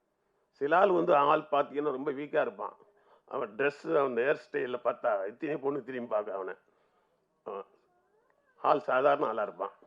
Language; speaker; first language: Tamil; native; Tamil